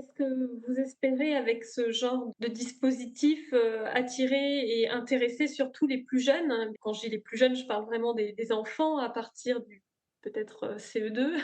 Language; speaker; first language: French; native; French